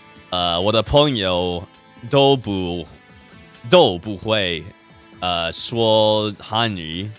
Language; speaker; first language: Chinese; non-native, learner; English